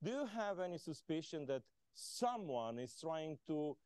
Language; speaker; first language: English; non-native, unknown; Romanian